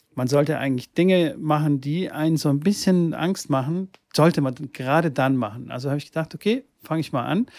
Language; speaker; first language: German; early bilingual, other home language; Bulgarian